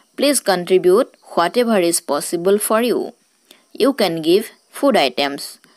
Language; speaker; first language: English; non-native, local second language; Assamese